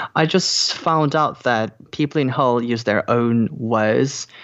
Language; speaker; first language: English; non-native, fluent; Korean